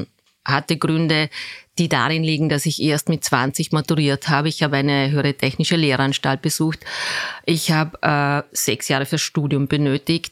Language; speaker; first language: German; early bilingual, other home language; Turkish